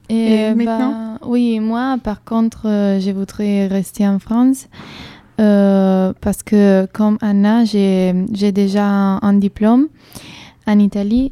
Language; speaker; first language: French; non-native, fluent; Italian